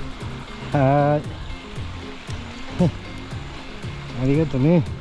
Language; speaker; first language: Japanese; native; Japanese